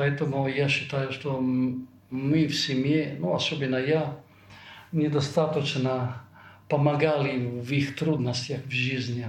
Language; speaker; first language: Russian; non-native, fluent; Italian